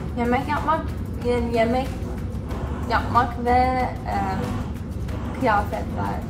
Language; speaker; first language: Turkish; early bilingual, heritage; Turkish